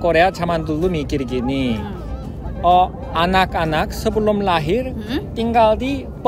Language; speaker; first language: Indonesian; non-native, fluent; Korean